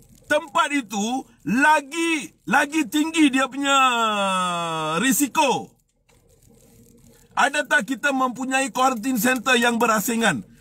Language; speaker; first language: Malay; non-native, local second language; Tamil